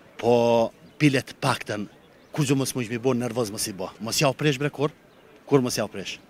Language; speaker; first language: Albanian; native; Albanian